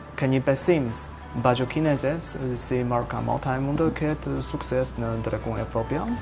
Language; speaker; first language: Albanian; non-native, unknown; Chinese